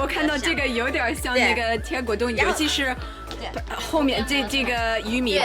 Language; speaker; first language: Chinese; non-native, fluent; English